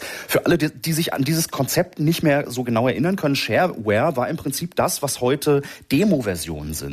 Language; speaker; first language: German; native; German